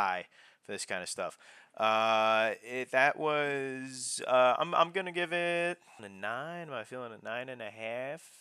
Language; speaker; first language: English; native; English